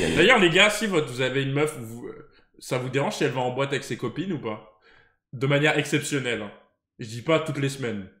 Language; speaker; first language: French; native; French